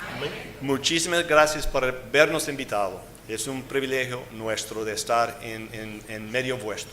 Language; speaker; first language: Spanish; non-native, fluent; English